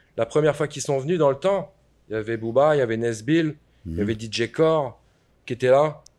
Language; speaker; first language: French; native; French